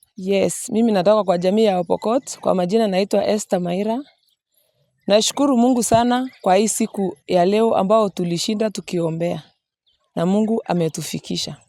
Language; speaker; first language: Swahili; non-native, local second language; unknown